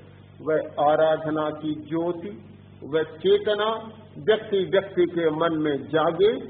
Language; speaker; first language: Hindi; native; Hindi